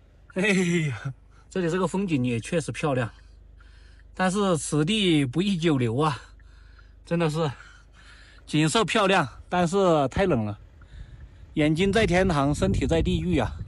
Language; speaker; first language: Chinese; native; Chinese